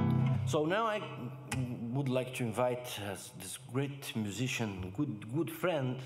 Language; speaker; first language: English; non-native, learner; Portuguese